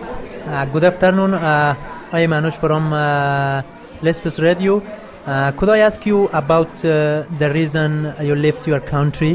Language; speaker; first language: English; non-native, learner; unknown